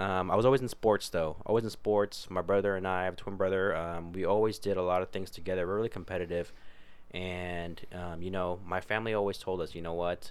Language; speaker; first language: English; native; English